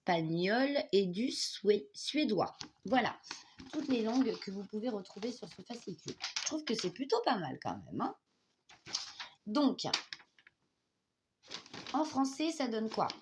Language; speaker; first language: French; native; French